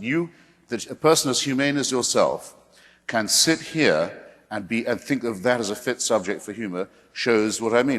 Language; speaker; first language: English; native; English